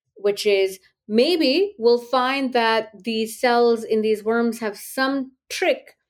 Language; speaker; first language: English; non-native, local second language; Hindi